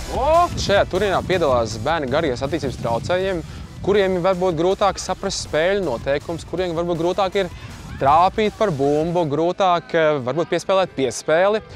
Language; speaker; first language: Latvian; native; Latvian